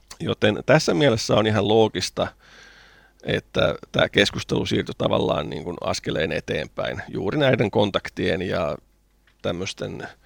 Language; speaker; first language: Finnish; native; Finnish